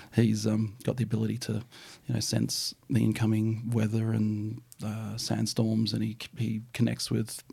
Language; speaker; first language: English; native; English